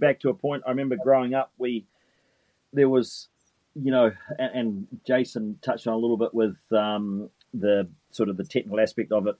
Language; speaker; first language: English; native; English